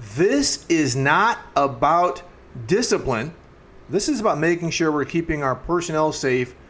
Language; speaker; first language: English; native; English